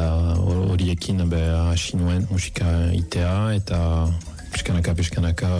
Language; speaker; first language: Basque; non-native, fluent; Italian